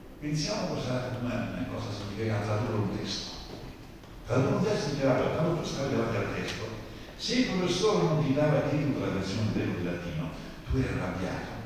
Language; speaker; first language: Italian; native; Italian